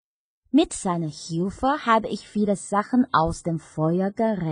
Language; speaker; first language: German; non-native, fluent; Chinese